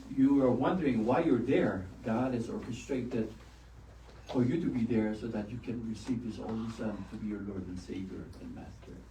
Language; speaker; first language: English; non-native, local second language; Filipino